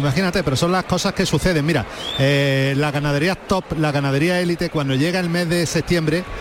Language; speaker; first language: Spanish; native; Spanish